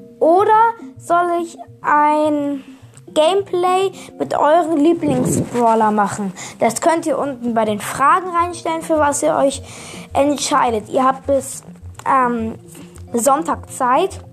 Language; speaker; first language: German; native; German